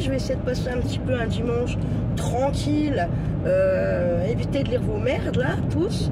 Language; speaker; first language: French; native; French